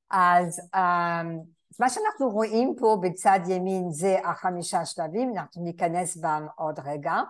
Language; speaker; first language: Hebrew; non-native, fluent; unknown